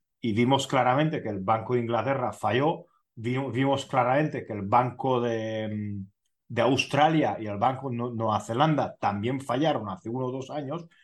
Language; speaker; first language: Spanish; non-native, fluent; Hungarian